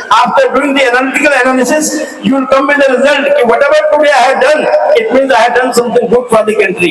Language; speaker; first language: English; non-native, local second language; Hindi